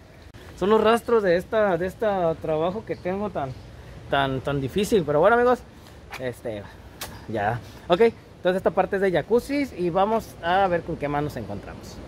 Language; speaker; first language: Spanish; native; Spanish